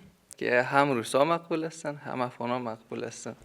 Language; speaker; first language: Persian; native; Persian